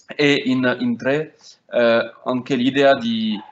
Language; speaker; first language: Italian; non-native, fluent; French